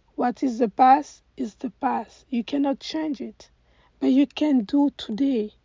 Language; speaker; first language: English; non-native, fluent; French